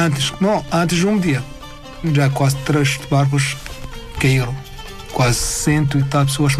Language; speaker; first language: Portuguese; non-native, fluent; Arabic